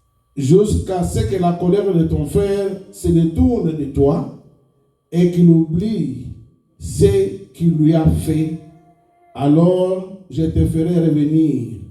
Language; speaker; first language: French; non-native, local second language; Lingala